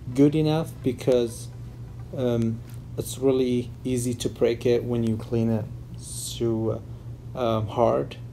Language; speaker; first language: English; non-native, learner; Arabic